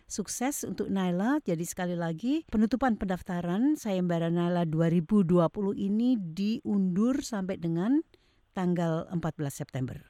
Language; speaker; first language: Indonesian; native; Indonesian